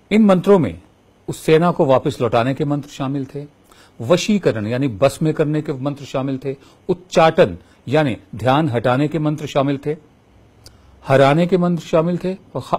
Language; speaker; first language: Hindi; native; Hindi